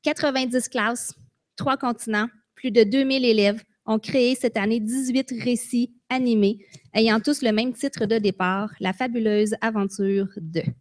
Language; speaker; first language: French; native; French